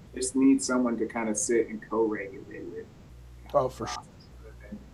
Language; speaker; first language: English; native; English